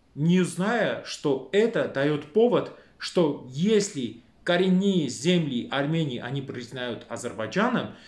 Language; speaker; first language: Russian; non-native, local second language; Armenian